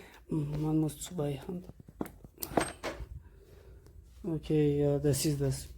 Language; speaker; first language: German; non-native, learner; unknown